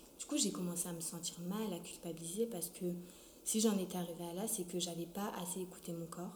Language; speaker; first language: French; early bilingual, other home language; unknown